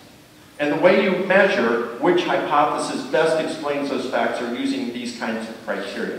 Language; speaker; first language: English; native; English